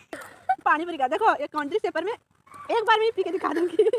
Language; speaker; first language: Hindi; non-native, local second language; Odia